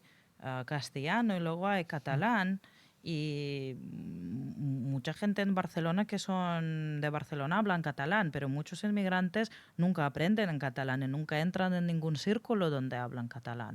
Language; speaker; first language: Spanish; non-native, fluent; Russian